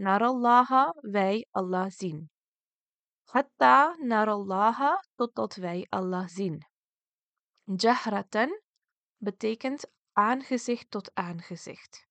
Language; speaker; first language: Dutch; early bilingual, other home language; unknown